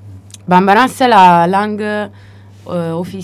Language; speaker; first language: French; non-native, learner; Italian